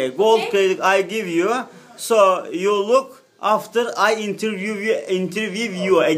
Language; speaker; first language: English; non-native, learner; Turkish